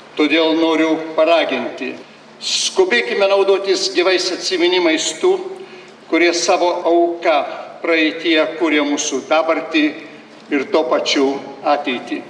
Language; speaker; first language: Lithuanian; native; Lithuanian